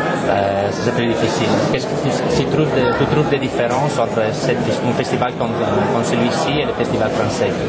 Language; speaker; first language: French; non-native, fluent; Italian